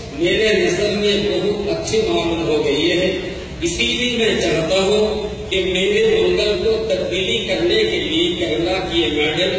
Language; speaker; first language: Urdu; non-native, local second language; Bangla